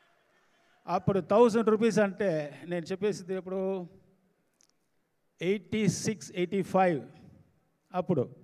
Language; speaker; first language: Telugu; non-native, learner; Tamil